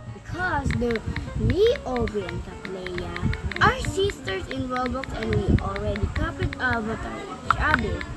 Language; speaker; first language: English; non-native, fluent; Arabic